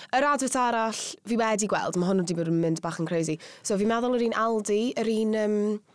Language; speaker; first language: Welsh; native; Welsh